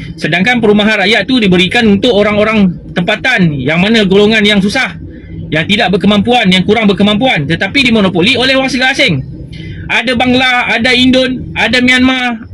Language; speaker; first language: Malay; native; Malay